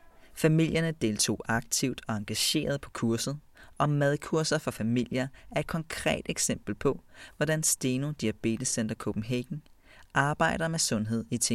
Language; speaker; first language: Danish; native; Danish